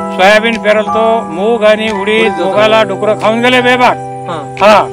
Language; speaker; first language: Marathi; non-native, local second language; Lambadi